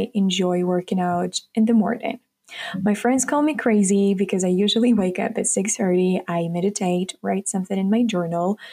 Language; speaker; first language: English; non-native, fluent; Ukrainian